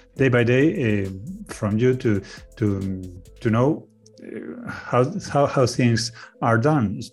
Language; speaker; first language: English; non-native, learner; Spanish